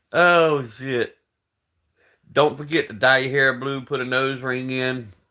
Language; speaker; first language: English; native; English